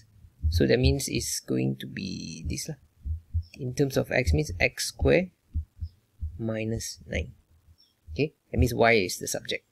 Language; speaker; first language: English; non-native, local second language; Malay